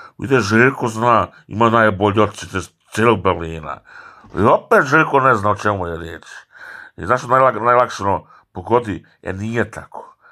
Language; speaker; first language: Serbian; early bilingual, heritage; Serbian